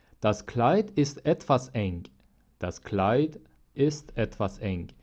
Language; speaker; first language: German; non-native, fluent; Persian